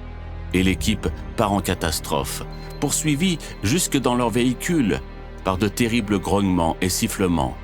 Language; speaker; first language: French; native; French